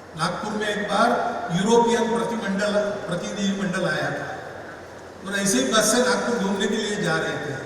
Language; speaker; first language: Hindi; non-native, local second language; Marathi